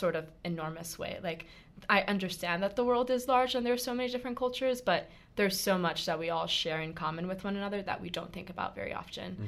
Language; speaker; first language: English; early bilingual, other home language; Spanish